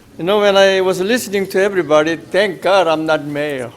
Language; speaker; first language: English; non-native, fluent; Korean